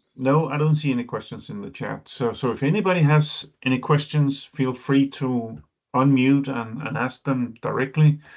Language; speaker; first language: English; non-native, fluent; Danish